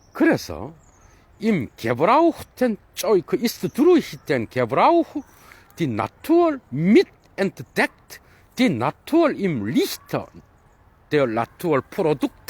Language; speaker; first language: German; non-native, fluent; Korean